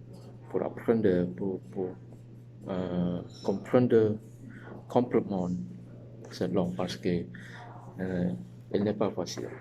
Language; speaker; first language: French; non-native, learner; Chinese